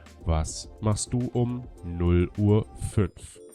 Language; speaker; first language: German; non-native, fluent; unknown